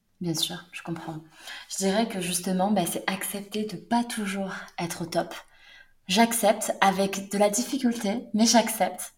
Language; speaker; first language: French; native; French